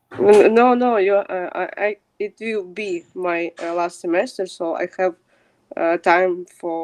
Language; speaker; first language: English; non-native, fluent; Ukrainian